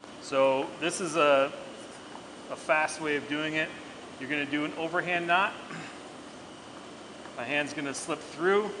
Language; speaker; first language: English; native; English